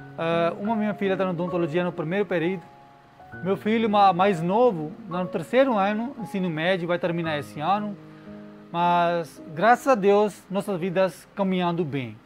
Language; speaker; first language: Portuguese; non-native, learner; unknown